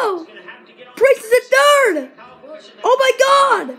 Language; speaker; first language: English; native; English